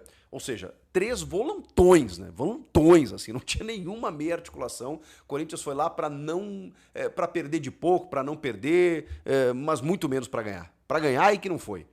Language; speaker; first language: Portuguese; native; Portuguese